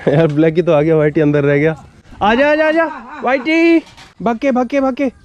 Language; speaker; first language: Hindi; native; Hindi